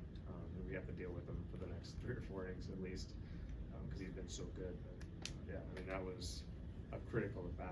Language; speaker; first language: English; native; English